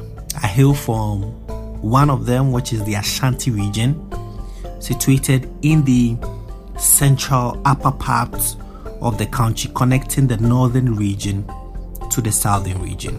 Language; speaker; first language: English; non-native, local second language; Akan